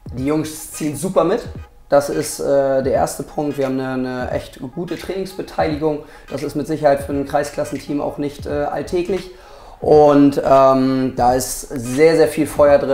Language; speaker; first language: German; native; German